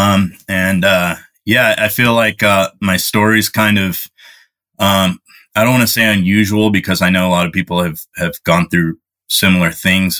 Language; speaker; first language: English; native; English